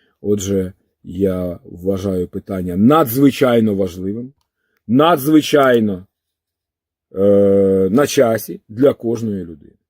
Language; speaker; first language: Ukrainian; native; Ukrainian